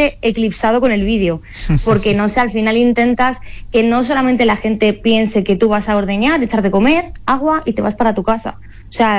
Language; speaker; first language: Spanish; native; Spanish